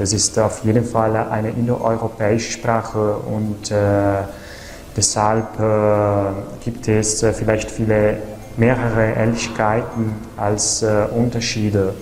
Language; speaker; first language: German; non-native, fluent; Italian